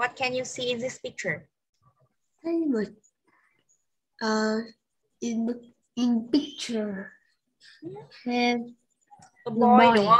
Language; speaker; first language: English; non-native, fluent; Vietnamese